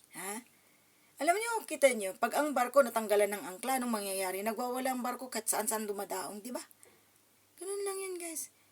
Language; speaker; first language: Filipino; non-native, local second language; Cebuano